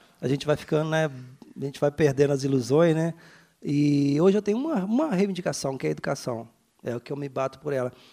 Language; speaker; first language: Portuguese; native; Portuguese